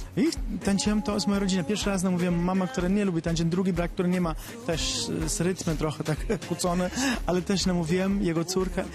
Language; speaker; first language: Polish; non-native, fluent; Italian